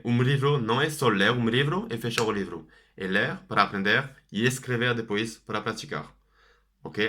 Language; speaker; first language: Portuguese; non-native, fluent; French